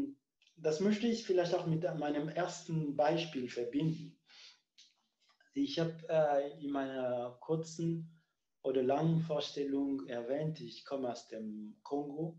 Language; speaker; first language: German; non-native, fluent; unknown